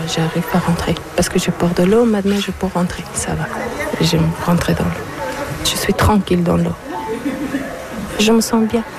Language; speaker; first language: French; non-native, learner; Persian